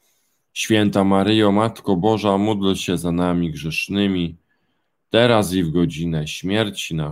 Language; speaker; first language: Polish; native; Polish